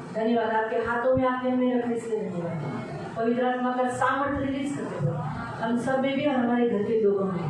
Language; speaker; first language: Hindi; non-native, local second language; Marathi